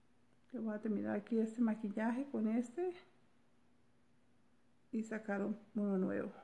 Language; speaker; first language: Spanish; native; Spanish